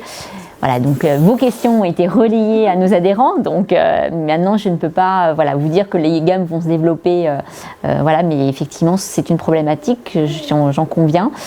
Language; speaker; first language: French; native; French